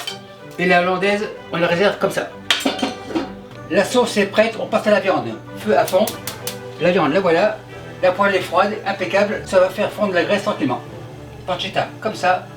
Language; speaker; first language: French; native; French